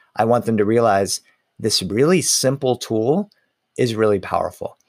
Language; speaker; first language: English; early bilingual, other home language; Spanish